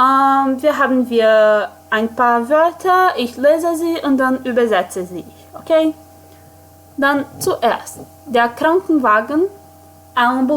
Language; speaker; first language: German; non-native, fluent; Portuguese